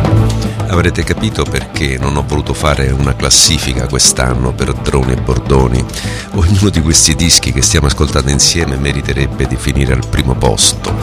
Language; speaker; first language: Italian; native; Italian